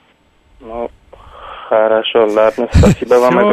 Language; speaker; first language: Russian; non-native, fluent; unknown